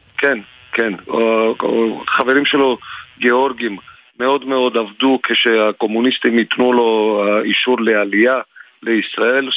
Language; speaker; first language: Hebrew; non-native, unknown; Georgian